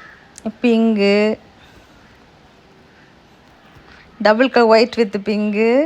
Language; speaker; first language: Tamil; native; Tamil